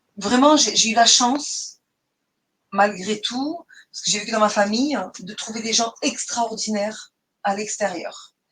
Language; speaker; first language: French; non-native, fluent; Portuguese